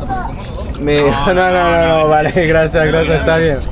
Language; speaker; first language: Spanish; non-native, learner; French